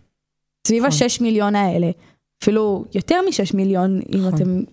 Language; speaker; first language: Hebrew; native; Hebrew